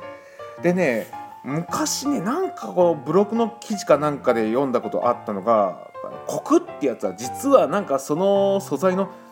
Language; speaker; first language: Japanese; native; Japanese